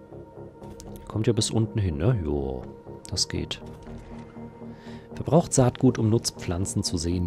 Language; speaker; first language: German; native; German